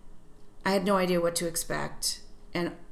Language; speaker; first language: English; native; English